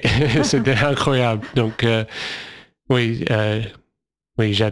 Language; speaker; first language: French; non-native, fluent; English